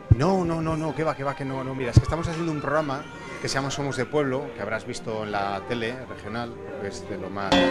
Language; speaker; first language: Spanish; native; Spanish